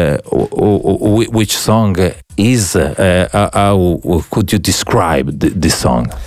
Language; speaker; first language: English; non-native, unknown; Italian